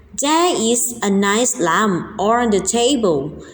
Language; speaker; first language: English; non-native, fluent; Thai